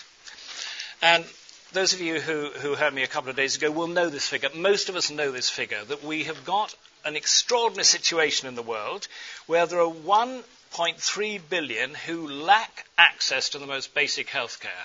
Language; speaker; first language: English; native; English